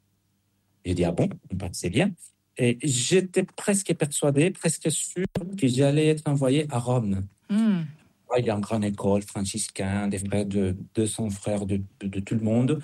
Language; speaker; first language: French; non-native, fluent; Spanish